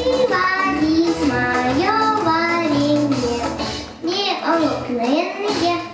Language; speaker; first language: Russian; non-native, learner; Bulgarian